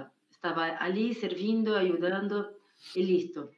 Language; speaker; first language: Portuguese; non-native, fluent; Spanish